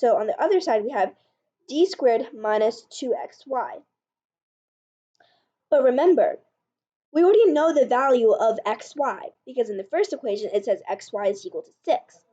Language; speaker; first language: English; native; English